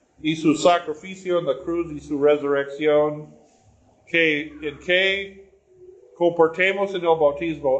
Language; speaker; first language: Spanish; non-native, learner; English